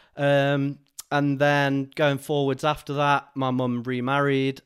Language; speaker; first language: English; native; English